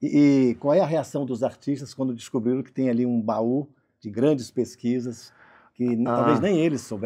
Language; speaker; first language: Portuguese; native; Portuguese